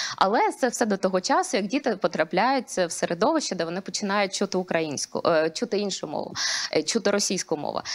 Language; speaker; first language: Ukrainian; non-native, local second language; Russian